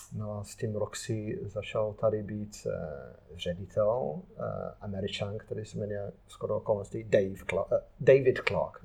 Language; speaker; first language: Czech; non-native, fluent; English